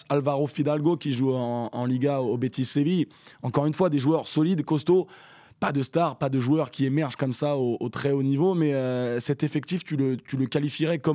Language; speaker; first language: French; native; French